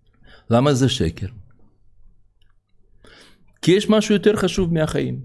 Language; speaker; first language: Hebrew; non-native, fluent; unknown